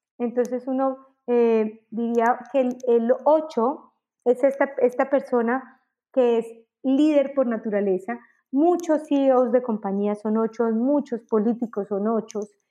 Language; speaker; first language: Spanish; native; Spanish